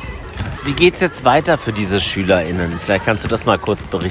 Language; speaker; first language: German; native; German